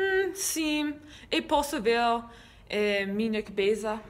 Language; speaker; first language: Portuguese; non-native, learner; English